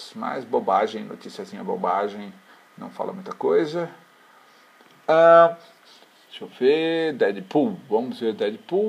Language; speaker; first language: Portuguese; native; Portuguese